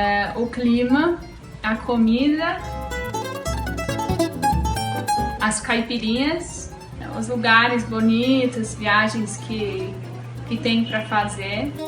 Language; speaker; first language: Portuguese; non-native, fluent; English